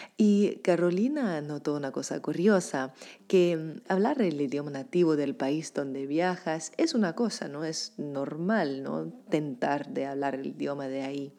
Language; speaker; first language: Spanish; non-native, fluent; English